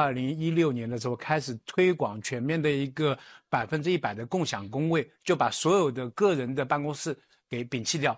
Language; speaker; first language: Chinese; native; Chinese